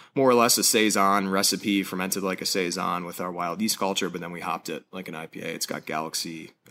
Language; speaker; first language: English; native; English